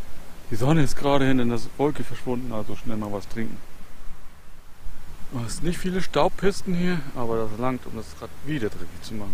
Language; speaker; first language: German; native; German